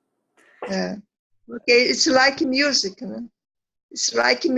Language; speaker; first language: English; non-native, learner; Portuguese